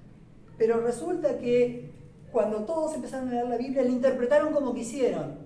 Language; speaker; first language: Spanish; native; Spanish